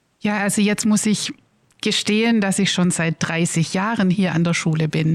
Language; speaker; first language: German; native; German